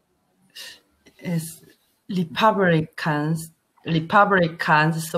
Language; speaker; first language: English; non-native, learner; Korean